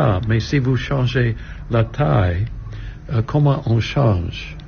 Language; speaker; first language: French; non-native, learner; English